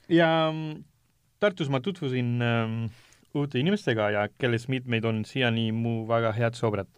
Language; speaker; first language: Estonian; non-native, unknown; Spanish